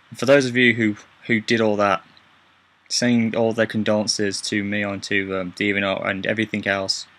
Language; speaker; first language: English; native; English